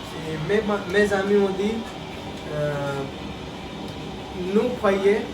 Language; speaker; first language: French; non-native, learner; Hindi